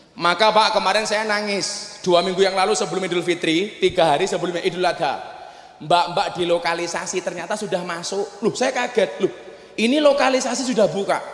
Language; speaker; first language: Indonesian; non-native, local second language; Javanese